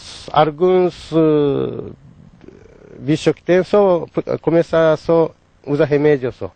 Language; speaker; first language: Portuguese; non-native, learner; Japanese